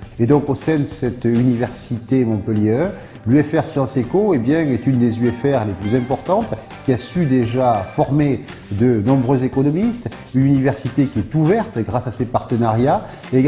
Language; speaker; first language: French; native; French